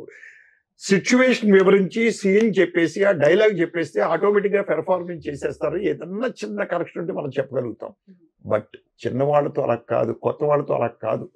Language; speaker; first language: Telugu; native; Telugu